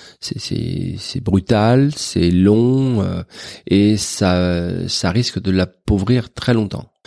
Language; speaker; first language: French; native; French